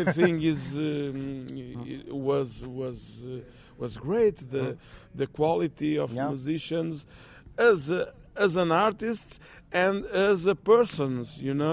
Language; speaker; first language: English; non-native, fluent; Portuguese